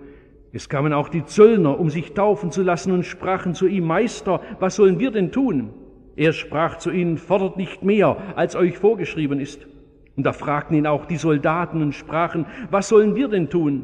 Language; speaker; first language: German; native; German